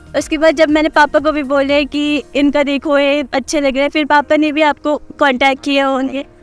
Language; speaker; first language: Hindi; non-native, local second language; Bangla